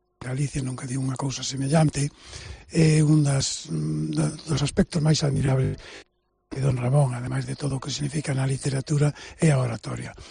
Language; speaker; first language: Galician; native; Galician